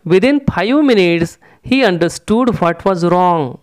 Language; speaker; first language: English; non-native, local second language; Marathi